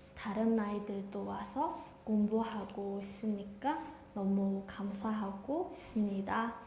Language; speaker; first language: Korean; non-native, fluent; Mongolian